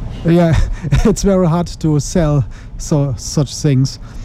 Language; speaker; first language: English; non-native, learner; German